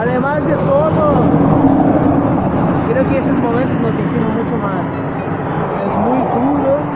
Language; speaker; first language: Spanish; early bilingual, heritage; Spanish